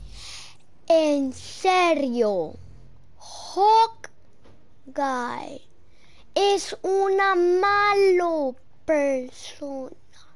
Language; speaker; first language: Spanish; early bilingual, heritage; English